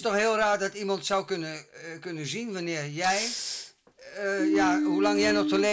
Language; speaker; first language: Dutch; native; Dutch